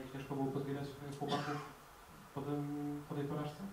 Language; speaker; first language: Polish; native; Polish